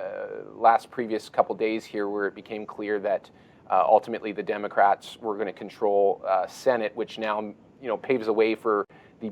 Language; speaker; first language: English; native; English